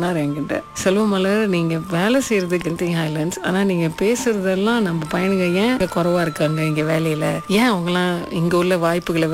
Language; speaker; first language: Tamil; early bilingual, heritage; Tamil